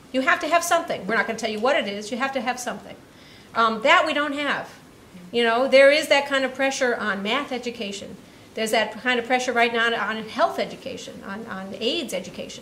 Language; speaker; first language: English; native; English